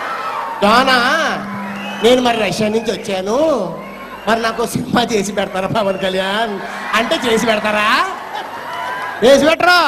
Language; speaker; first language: Telugu; native; Telugu